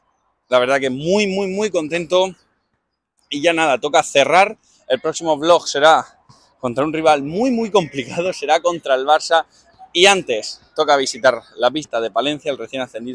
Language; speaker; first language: Spanish; native; Spanish